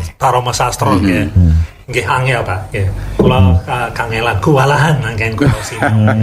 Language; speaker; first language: Javanese; non-native, fluent; English